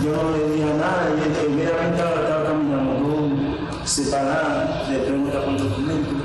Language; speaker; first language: Spanish; non-native, learner; Haitian Creole